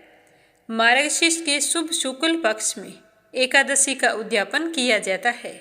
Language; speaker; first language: Hindi; native; Hindi